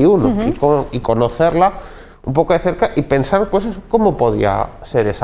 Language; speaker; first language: Spanish; native; Spanish